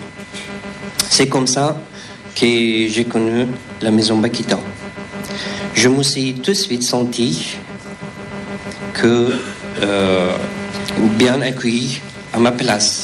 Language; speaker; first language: French; non-native, fluent; Persian